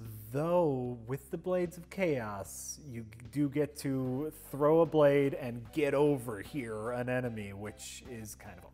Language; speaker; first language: English; native; English